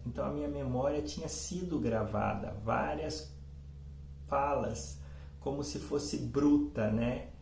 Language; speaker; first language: Portuguese; native; Portuguese